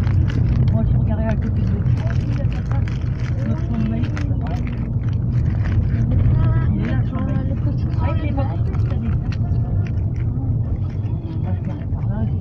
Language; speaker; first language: French; native; French